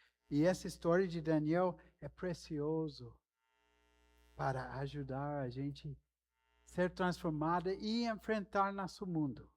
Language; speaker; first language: Portuguese; non-native, fluent; English